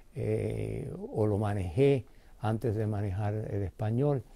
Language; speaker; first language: Spanish; early bilingual, heritage; Spanish